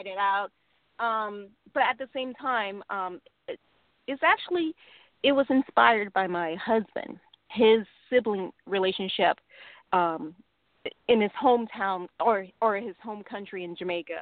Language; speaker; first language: English; non-native, local second language; Cantonese